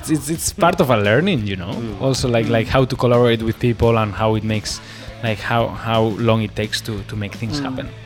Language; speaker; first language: English; non-native, fluent; Basque